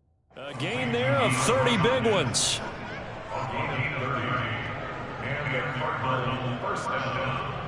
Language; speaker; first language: English; native; English